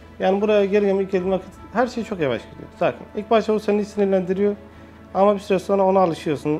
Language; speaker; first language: Turkish; native; Turkish